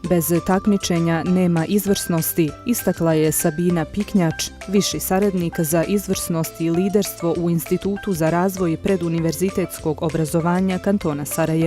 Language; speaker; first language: Bosnian; native; Bosnian